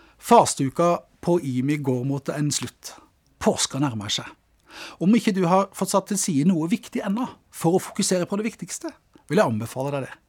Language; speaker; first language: Norwegian; native; Norwegian